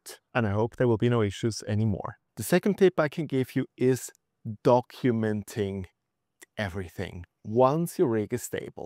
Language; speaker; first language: English; non-native, fluent; German